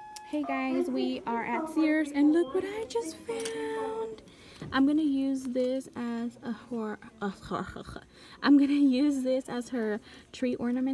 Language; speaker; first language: English; early bilingual, other home language; Spanish